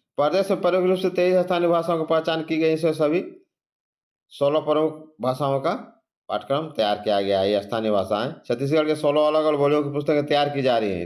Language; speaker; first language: Hindi; native; Hindi